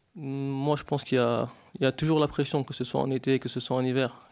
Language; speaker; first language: French; native; French